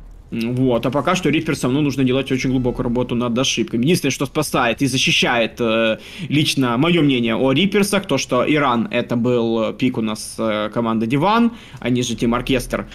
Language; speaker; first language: Russian; native; Russian